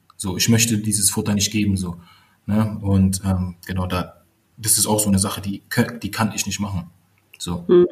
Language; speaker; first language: German; early bilingual, other home language; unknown